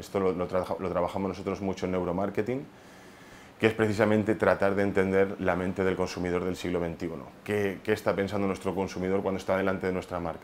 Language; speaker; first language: Spanish; native; Spanish